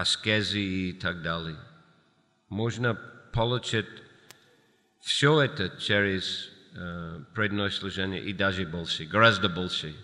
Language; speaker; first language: Russian; non-native, fluent; English